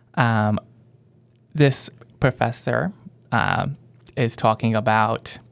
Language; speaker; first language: English; native; English